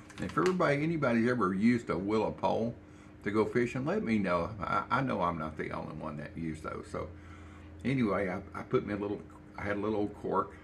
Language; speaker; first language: English; native; English